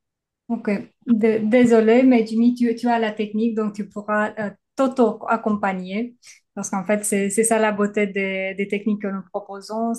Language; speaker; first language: French; native; French